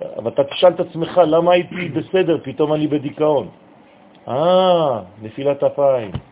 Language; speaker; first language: Hebrew; non-native, fluent; French